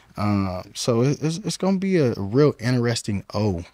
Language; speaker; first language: English; native; English